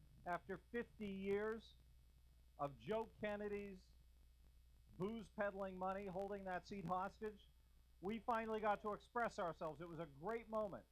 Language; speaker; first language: English; native; English